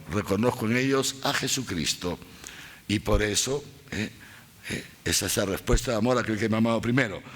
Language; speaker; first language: Spanish; native; Spanish